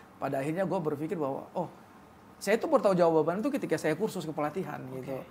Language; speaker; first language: Indonesian; native; Indonesian